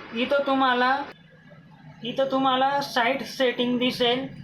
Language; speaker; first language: Marathi; non-native, local second language; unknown